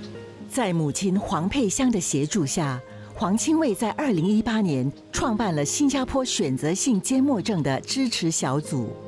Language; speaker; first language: Chinese; native; Chinese